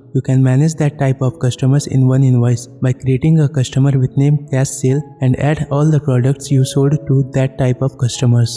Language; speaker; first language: English; non-native, local second language; Hindi